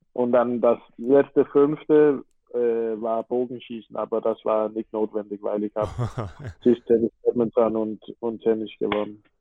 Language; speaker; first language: German; non-native, fluent; Danish